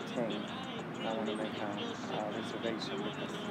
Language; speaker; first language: English; native; English